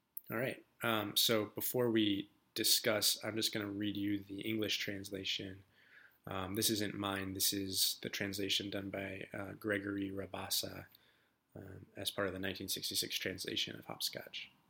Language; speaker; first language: English; native; English